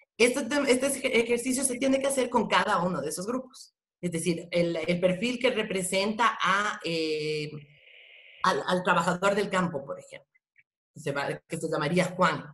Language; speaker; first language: Spanish; native; Spanish